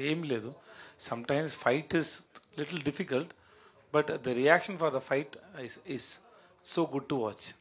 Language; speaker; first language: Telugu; non-native, learner; Tamil